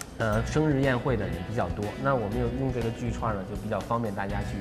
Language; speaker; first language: Chinese; native; Chinese